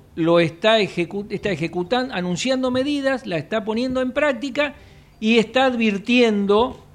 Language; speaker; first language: Spanish; native; Spanish